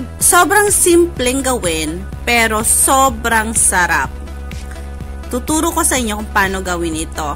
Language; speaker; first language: Filipino; non-native, local second language; Bikol